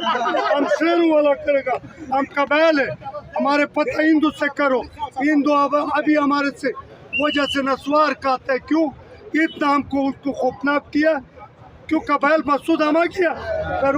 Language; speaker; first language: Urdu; non-native, local second language; Pashto